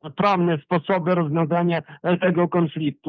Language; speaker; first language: Polish; early bilingual, heritage; Polish